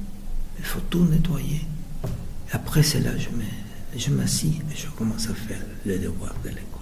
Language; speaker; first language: French; non-native, fluent; Spanish